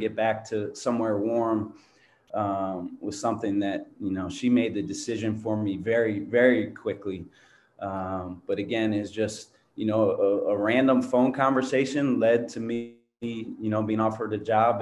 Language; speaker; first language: English; native; English